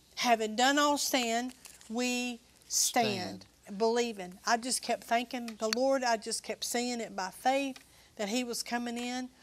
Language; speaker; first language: English; native; English